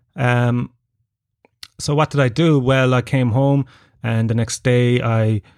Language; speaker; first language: English; native; English